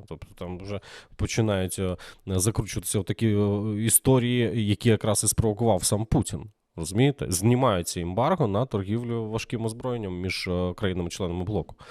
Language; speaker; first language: Ukrainian; native; Ukrainian